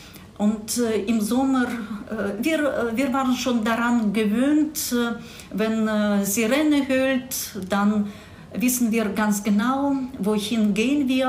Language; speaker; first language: German; non-native, fluent; Russian